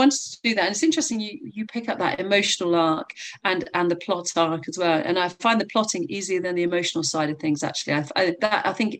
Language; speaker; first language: English; native; English